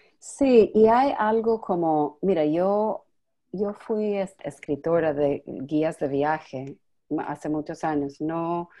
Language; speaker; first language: Spanish; non-native, fluent; English